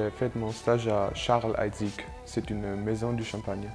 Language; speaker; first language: French; non-native, learner; German